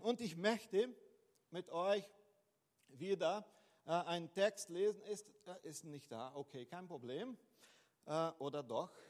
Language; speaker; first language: German; non-native, fluent; Portuguese